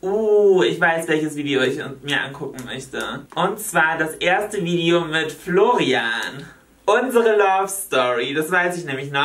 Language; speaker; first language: German; native; German